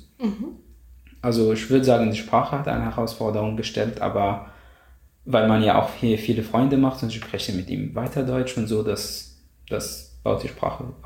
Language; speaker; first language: German; non-native, fluent; Arabic